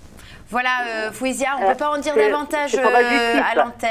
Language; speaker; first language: French; native; French